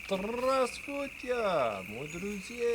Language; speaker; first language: Russian; non-native, learner; English